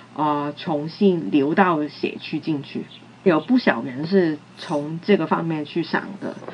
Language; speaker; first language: Chinese; non-native, local second language; Cantonese